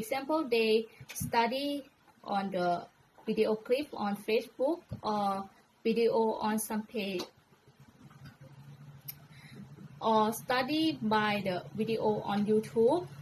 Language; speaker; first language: English; non-native, learner; Thai